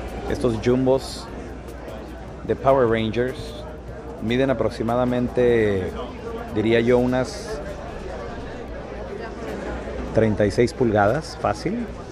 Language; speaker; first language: Spanish; native; Spanish